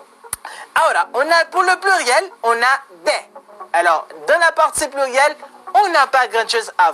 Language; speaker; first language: French; non-native, fluent; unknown